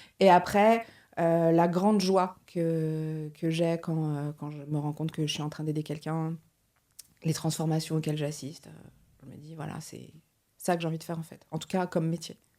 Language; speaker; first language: French; early bilingual, other home language; Portuguese